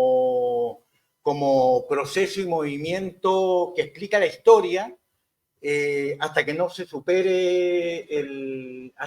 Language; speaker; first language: Spanish; native; Spanish